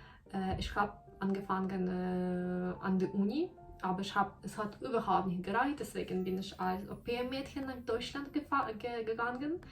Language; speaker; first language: German; non-native, fluent; Ukrainian